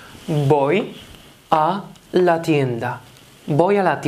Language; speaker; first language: Spanish; non-native, fluent; Polish